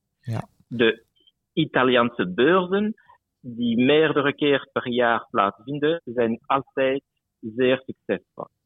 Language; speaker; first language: Dutch; non-native, local second language; French